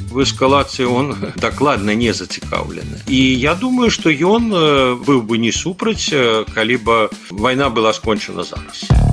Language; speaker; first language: Belarusian; non-native, local second language; Russian